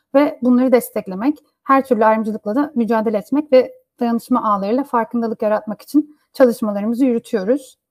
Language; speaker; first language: Turkish; native; Turkish